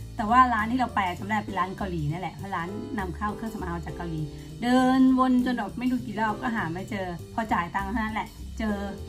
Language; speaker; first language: Thai; native; Thai